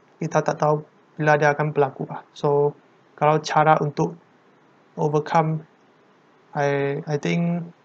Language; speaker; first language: Malay; non-native, local second language; Chinese